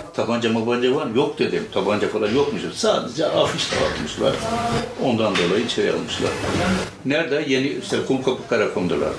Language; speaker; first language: Turkish; native; Turkish